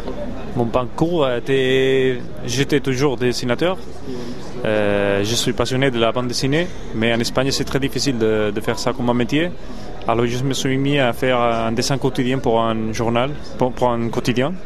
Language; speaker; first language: French; non-native, fluent; Spanish